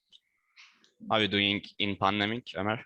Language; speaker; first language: English; non-native, learner; Turkish